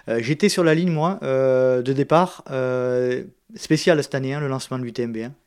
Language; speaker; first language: French; native; French